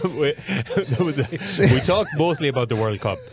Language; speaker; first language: English; native; English